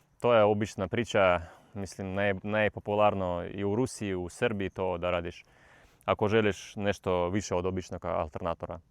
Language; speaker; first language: Bosnian; non-native, learner; Russian